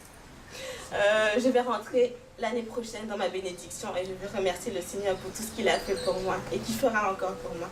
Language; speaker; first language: French; native; French